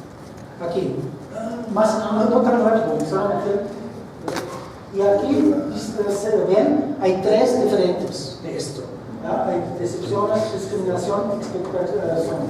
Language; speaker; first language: Spanish; non-native, fluent; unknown